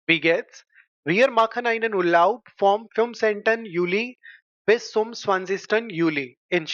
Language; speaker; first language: German; non-native, learner; Hindi